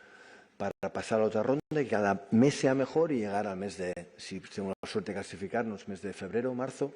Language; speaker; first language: Spanish; native; Spanish